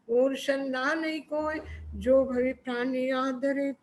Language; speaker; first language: Hindi; non-native, local second language; Gujarati